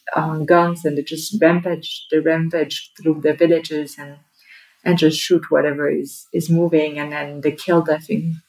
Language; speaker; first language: English; non-native, fluent; French